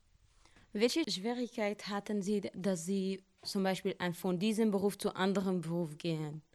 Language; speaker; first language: German; non-native, learner; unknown